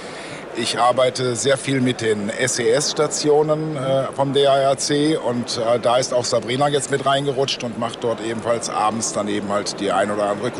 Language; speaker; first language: German; native; German